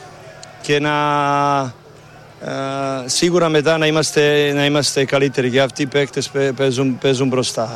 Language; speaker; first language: Greek; non-native, learner; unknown